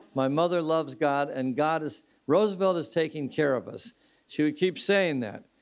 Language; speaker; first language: English; native; English